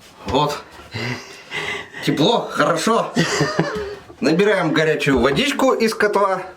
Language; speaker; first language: Russian; native; Russian